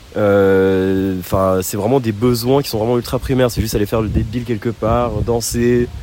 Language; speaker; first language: French; native; French